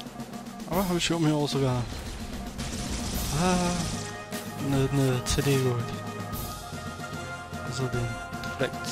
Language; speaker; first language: German; native; German